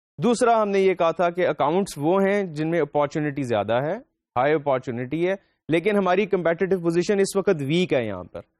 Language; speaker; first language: Urdu; native; Urdu